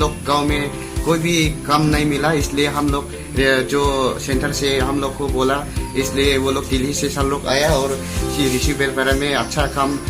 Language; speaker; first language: Hindi; non-native, local second language; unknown